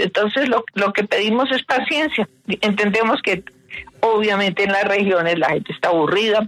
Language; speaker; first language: Spanish; native; Spanish